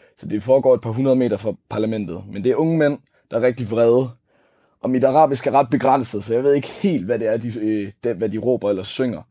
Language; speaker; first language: Danish; native; Danish